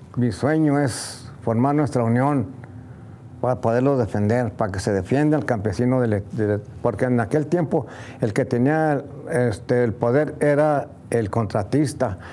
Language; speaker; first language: Spanish; native; Spanish